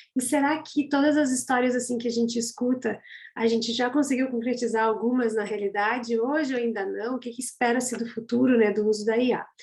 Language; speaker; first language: Portuguese; native; Portuguese